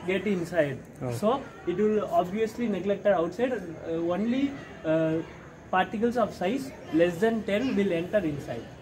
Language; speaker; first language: English; non-native, local second language; Tamil